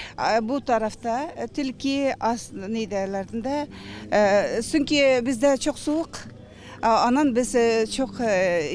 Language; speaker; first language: Turkish; non-native, learner; Bashkir